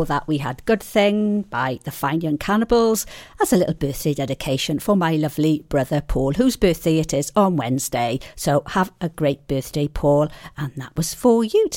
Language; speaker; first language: English; native; English